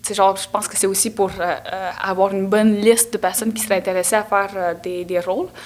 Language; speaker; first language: French; non-native, local second language; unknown